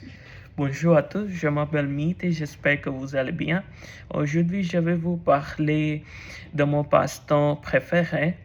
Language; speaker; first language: French; non-native, learner; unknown